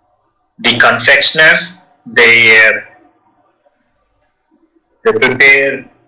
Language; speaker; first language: English; non-native, learner; Telugu